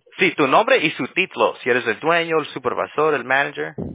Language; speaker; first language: Spanish; early bilingual, heritage; Spanish